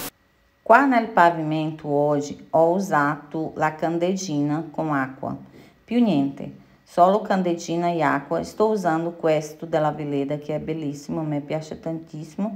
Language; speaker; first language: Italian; non-native, fluent; Portuguese